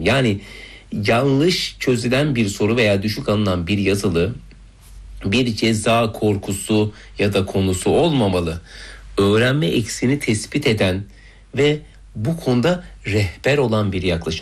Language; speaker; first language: Turkish; native; Turkish